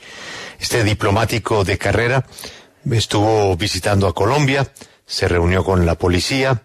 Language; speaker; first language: Spanish; native; Spanish